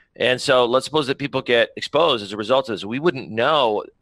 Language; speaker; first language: English; native; English